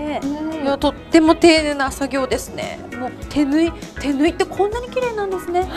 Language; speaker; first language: Japanese; native; Japanese